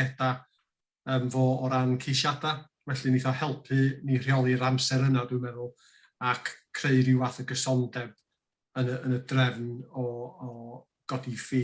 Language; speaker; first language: Welsh; native; Welsh